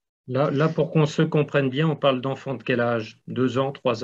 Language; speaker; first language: French; native; French